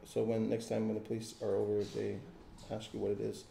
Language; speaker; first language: English; native; English